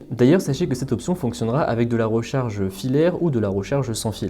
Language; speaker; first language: French; native; French